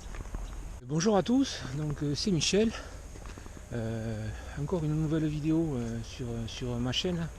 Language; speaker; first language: French; native; French